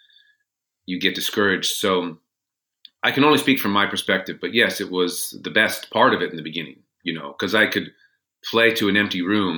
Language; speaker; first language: English; native; English